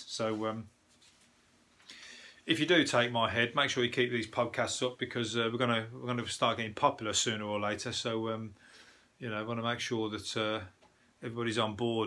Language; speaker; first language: English; native; English